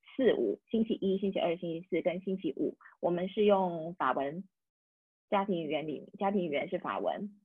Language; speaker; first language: Chinese; native; Chinese